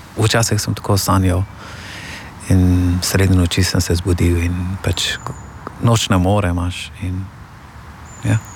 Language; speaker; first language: Slovenian; non-native, fluent; Persian